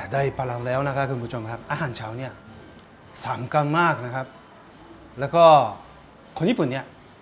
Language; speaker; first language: Thai; non-native, fluent; Japanese